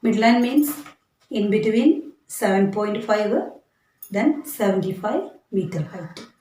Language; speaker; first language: English; non-native, local second language; Malayalam